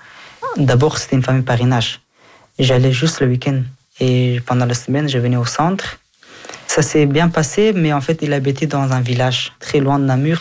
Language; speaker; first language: French; early bilingual, other home language; Persian